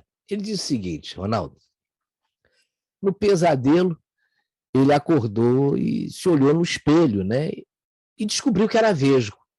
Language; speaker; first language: Portuguese; native; Portuguese